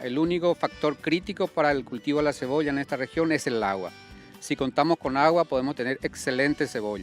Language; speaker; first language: Spanish; native; Spanish